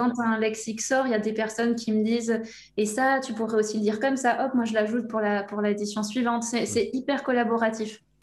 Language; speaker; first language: French; native; French